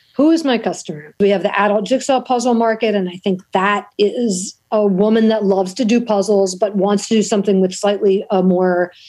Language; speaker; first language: English; native; English